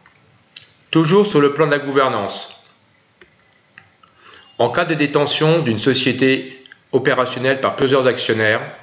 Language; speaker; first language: French; native; French